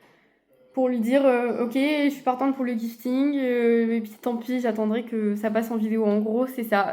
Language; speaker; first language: French; native; French